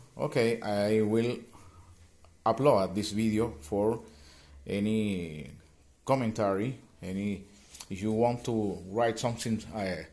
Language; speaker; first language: English; non-native, learner; Spanish